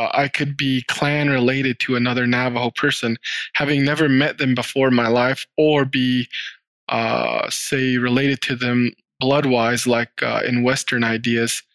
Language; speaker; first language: English; early bilingual, other home language; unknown